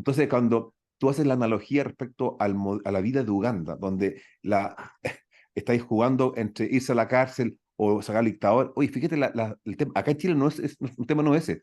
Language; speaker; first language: Spanish; native; Spanish